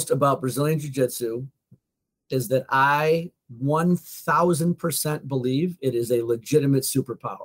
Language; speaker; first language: English; native; English